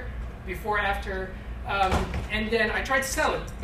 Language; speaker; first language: English; native; English